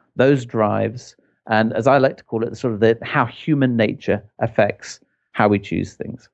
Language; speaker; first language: English; native; English